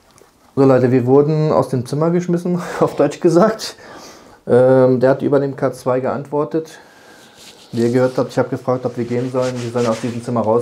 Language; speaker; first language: German; native; German